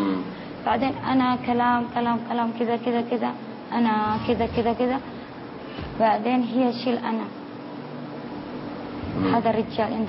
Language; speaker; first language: Arabic; non-native, learner; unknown